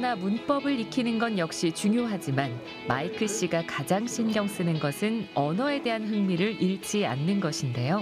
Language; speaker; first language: Korean; native; Korean